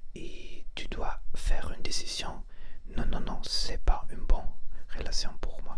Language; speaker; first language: French; non-native, learner; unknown